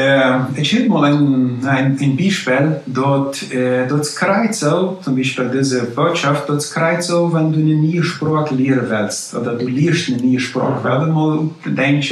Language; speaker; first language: German; non-native, local second language; Plautdietsch